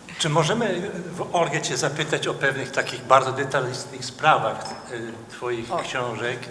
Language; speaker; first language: Polish; non-native, fluent; Dutch